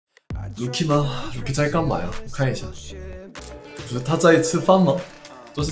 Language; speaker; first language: Chinese; non-native, fluent; Korean